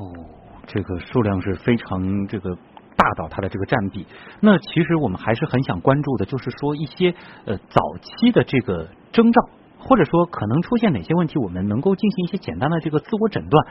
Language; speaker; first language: Chinese; native; Chinese